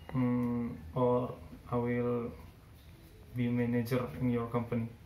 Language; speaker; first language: English; non-native, learner; Indonesian